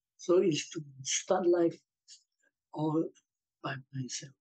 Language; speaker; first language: English; non-native, local second language; Min Nan Chinese